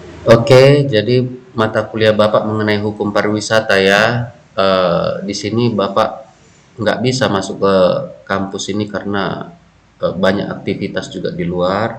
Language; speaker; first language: Indonesian; native; Indonesian